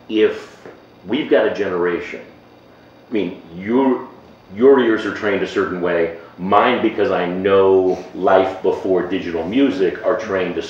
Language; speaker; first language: English; native; English